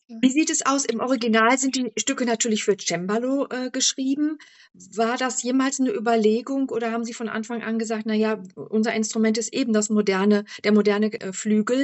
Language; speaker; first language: German; native; German